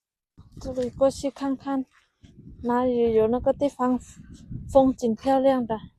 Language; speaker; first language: Chinese; non-native, fluent; Lao